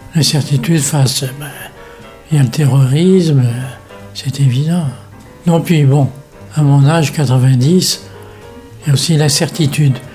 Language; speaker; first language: French; native; French